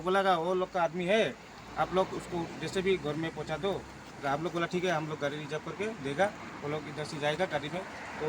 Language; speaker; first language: Hindi; non-native, local second language; Khasi